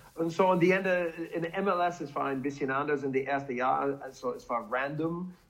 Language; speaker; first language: German; non-native, learner; English